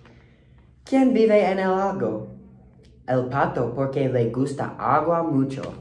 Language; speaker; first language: Spanish; non-native, learner; English